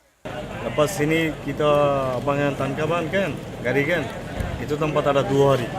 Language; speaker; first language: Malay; non-native, learner; Bangla